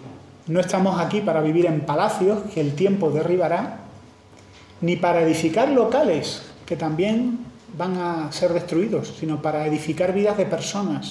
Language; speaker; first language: Spanish; native; Spanish